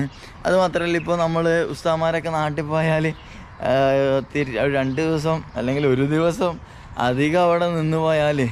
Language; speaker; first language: Malayalam; native; Malayalam